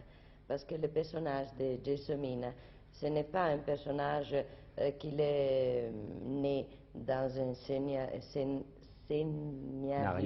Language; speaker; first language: French; non-native, learner; Italian